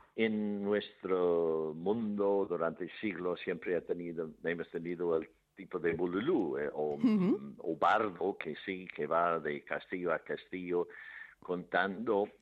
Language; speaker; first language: Spanish; non-native, fluent; English